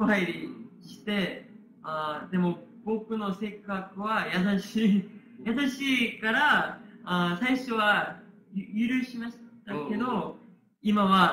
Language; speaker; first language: Japanese; non-native, learner; Korean